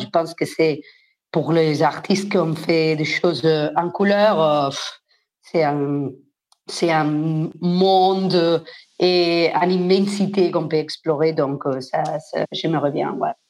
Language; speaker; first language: French; non-native, fluent; Spanish